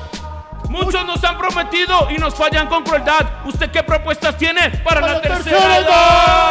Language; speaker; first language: Spanish; native; Spanish